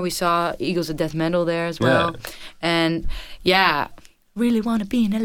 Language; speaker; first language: English; non-native, fluent; Dutch